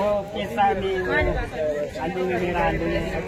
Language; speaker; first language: Hindi; non-native, learner; Oromo